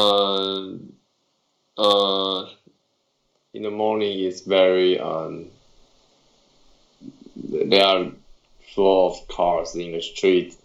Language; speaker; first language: English; non-native, learner; Chinese